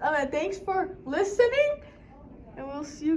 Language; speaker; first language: English; native; English